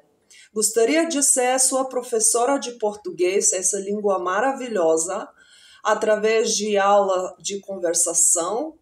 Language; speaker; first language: Portuguese; non-native, fluent; Bulgarian